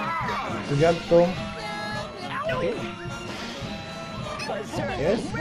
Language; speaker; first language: English; non-native, learner; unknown